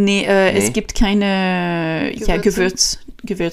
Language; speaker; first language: German; non-native, learner; French